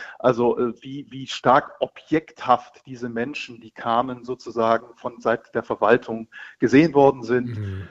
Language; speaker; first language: German; early bilingual, other home language; Greek